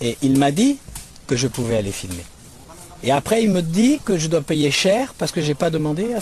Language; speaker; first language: French; native; French